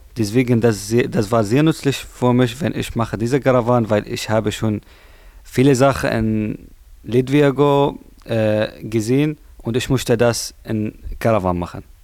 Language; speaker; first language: German; non-native, learner; Arabic